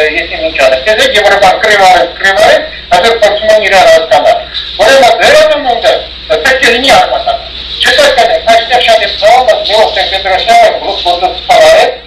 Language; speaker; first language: Armenian; early bilingual, heritage; Armenian